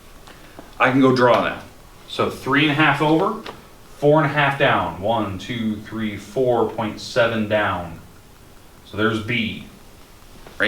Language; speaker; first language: English; native; English